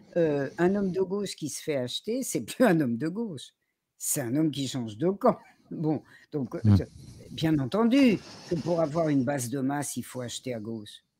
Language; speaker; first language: French; native; French